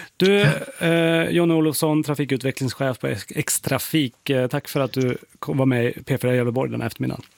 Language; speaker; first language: Swedish; native; Swedish